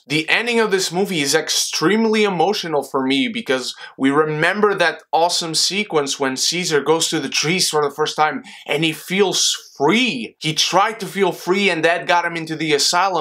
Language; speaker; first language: English; non-native, fluent; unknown